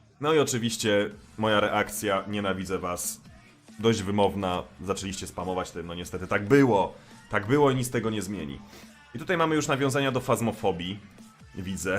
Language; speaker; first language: Polish; native; Polish